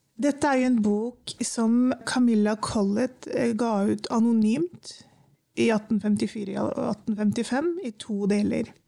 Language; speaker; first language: Norwegian; early bilingual, other home language; Urdu